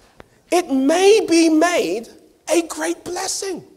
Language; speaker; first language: English; native; English